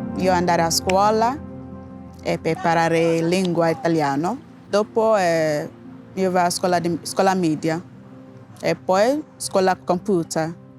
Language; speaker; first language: Italian; non-native, learner; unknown